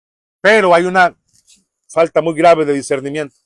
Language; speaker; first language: Spanish; native; Spanish